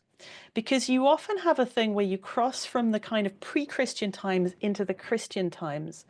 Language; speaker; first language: English; native; English